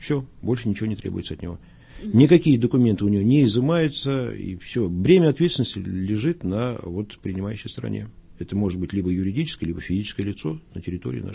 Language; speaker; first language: Russian; native; Russian